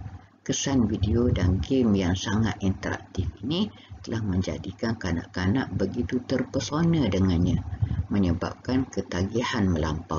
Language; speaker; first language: Malay; native; Malay